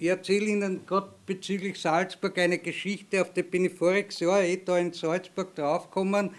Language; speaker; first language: German; native; German